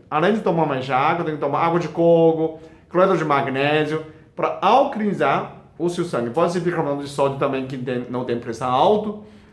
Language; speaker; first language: Portuguese; non-native, fluent; Chinese